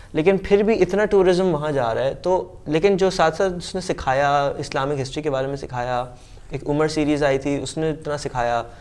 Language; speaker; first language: Urdu; native; Urdu